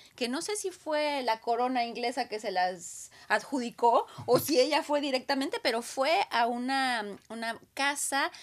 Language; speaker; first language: Spanish; native; Spanish